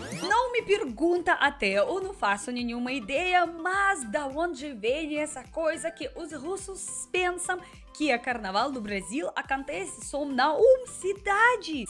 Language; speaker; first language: Portuguese; non-native, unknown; Russian